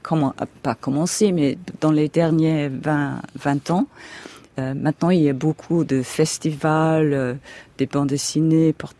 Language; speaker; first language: French; non-native, fluent; English